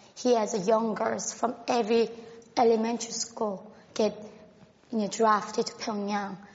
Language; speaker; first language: English; non-native, fluent; Korean